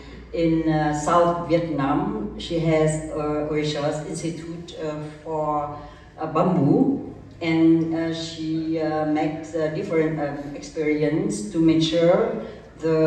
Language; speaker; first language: English; early bilingual, other home language; German